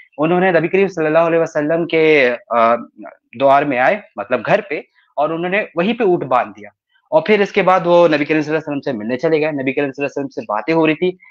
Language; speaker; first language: Hindi; native; Hindi